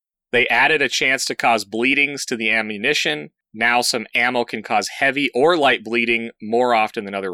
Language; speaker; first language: English; native; English